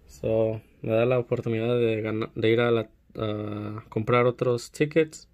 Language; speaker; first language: Spanish; early bilingual, heritage; Spanish